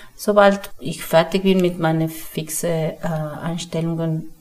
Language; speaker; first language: German; non-native, fluent; Spanish